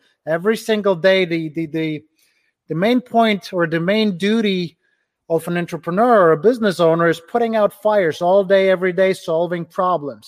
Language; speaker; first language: English; non-native, fluent; Ukrainian